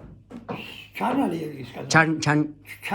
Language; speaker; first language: Russian; non-native, learner; Georgian